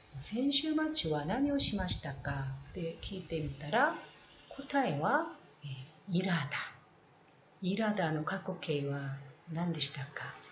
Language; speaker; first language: Japanese; non-native, fluent; Korean